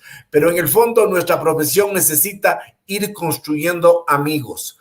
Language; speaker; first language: Spanish; native; Spanish